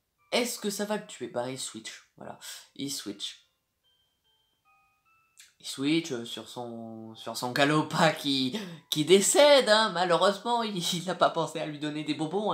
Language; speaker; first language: French; native; French